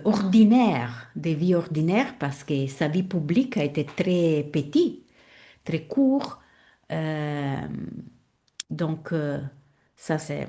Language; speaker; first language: French; non-native, fluent; Italian